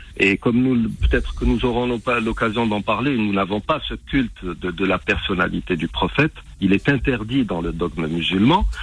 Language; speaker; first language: French; non-native, local second language; Arabic